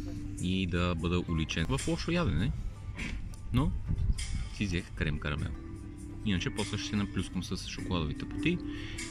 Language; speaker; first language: Bulgarian; native; Bulgarian